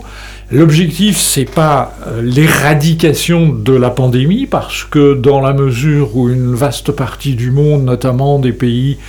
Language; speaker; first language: French; native; French